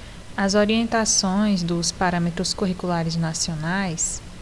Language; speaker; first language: Portuguese; native; Portuguese